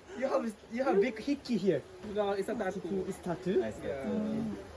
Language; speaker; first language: English; non-native, learner; Filipino